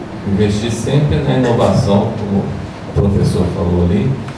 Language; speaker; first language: Portuguese; native; Portuguese